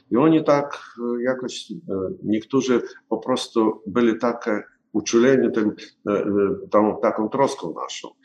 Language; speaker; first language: Polish; non-native, learner; Ukrainian